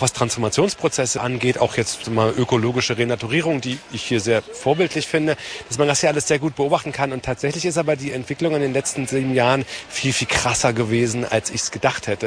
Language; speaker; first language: German; native; German